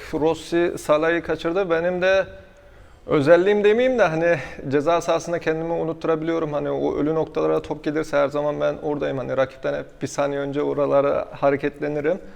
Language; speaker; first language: Turkish; early bilingual, heritage; Turkish